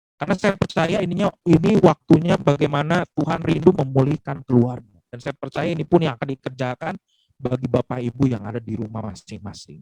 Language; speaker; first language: Indonesian; native; Indonesian